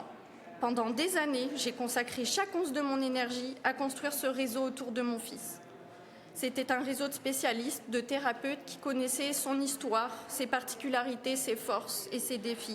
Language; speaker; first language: French; native; French